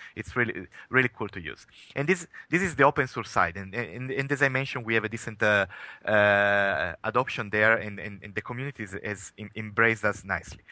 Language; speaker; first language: English; non-native, fluent; Italian